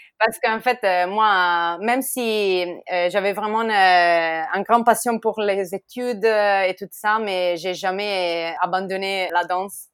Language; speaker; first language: French; non-native, fluent; Italian